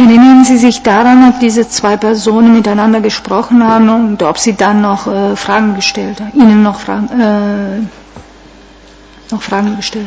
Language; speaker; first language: German; non-native, fluent; Italian